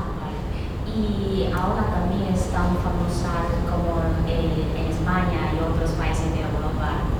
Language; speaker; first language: Spanish; non-native, fluent; Chinese